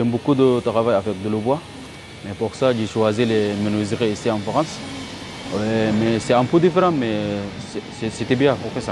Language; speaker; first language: French; non-native, learner; Arabic